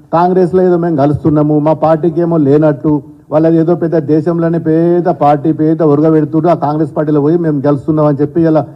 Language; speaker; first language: Telugu; native; Telugu